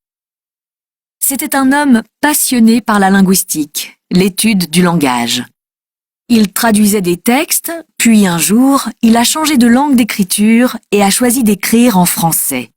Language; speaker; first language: French; native; French